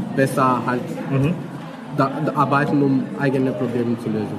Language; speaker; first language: German; non-native, learner; Albanian